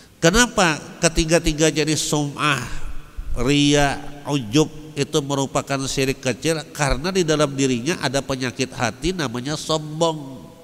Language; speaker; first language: Indonesian; non-native, local second language; Banjar